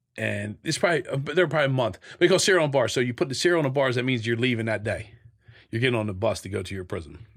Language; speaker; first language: English; native; English